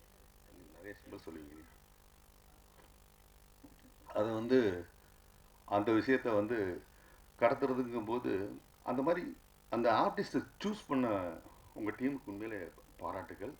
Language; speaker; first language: Tamil; native; Tamil